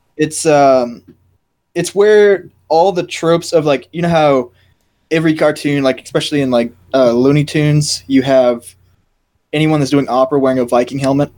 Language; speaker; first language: English; native; English